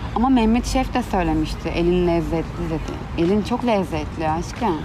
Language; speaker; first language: Turkish; native; Turkish